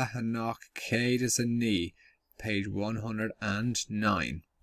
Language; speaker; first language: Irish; non-native, local second language; English